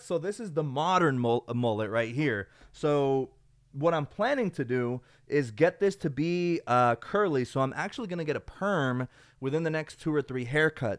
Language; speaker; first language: English; early bilingual, other home language; Spanish